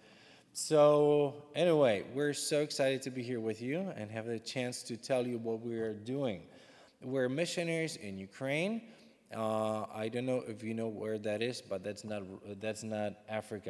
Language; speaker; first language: English; non-native, fluent; Czech